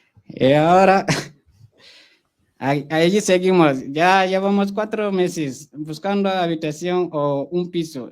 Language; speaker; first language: Spanish; non-native, fluent; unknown